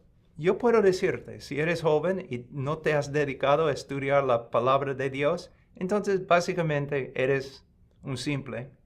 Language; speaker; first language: Spanish; non-native, fluent; English